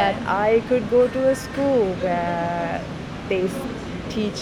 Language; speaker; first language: English; non-native, local second language; Sinhala